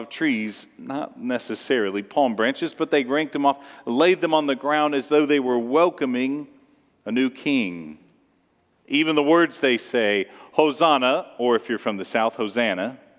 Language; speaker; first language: English; native; English